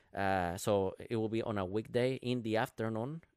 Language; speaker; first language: English; non-native, fluent; Spanish